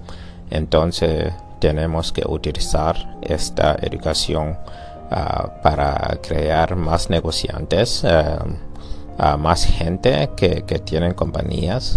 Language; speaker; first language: Spanish; non-native, learner; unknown